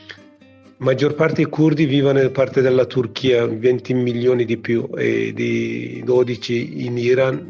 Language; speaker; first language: Italian; non-native, learner; Kurdish